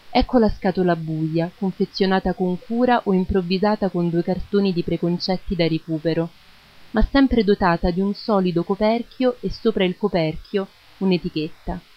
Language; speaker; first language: Italian; early bilingual, other home language; German